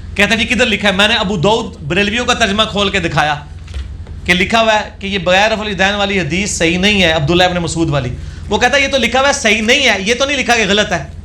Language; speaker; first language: Urdu; non-native, local second language; Punjabi